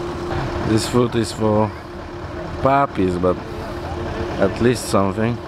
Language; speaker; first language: English; non-native, fluent; Polish